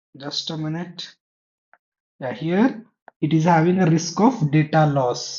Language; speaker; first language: English; non-native, local second language; Kannada